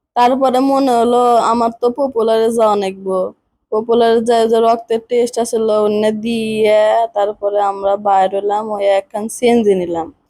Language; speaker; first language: Bangla; native; Bangla